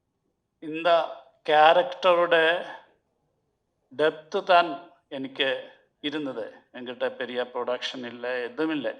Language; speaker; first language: Tamil; non-native, learner; Malayalam